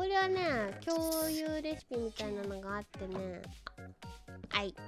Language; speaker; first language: Japanese; native; Japanese